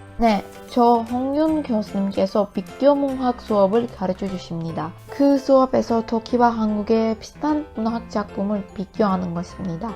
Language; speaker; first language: Korean; non-native, learner; Turkish